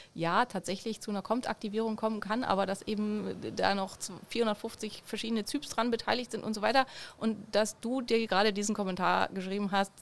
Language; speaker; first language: German; native; German